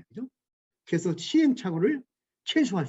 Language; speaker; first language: Korean; native; Korean